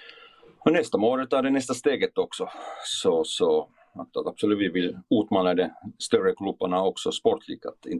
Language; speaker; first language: Swedish; non-native, fluent; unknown